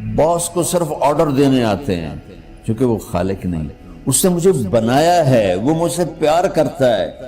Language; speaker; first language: Urdu; non-native, local second language; Punjabi